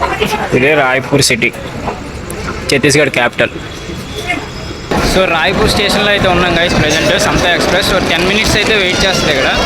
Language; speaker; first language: Telugu; native; Telugu